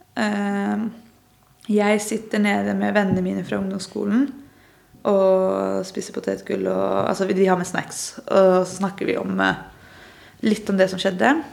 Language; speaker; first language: Norwegian; early bilingual, other home language; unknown